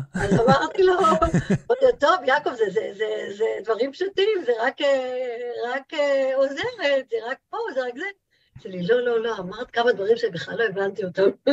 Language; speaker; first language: Hebrew; native; Hebrew